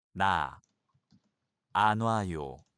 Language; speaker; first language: Korean; non-native, learner; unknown